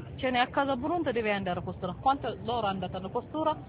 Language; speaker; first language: Italian; non-native, learner; Tigrinya